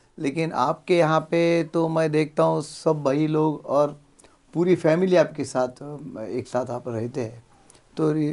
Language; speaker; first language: Hindi; non-native, local second language; Marathi